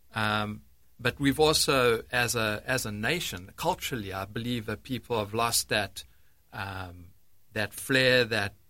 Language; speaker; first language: English; native; English